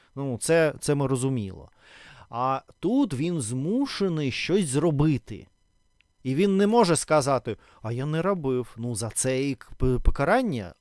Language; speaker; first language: Ukrainian; non-native, local second language; Russian